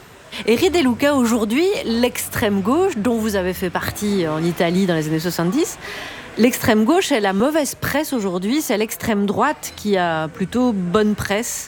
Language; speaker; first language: French; native; French